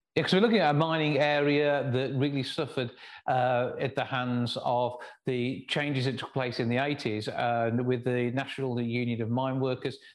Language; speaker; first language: English; native; English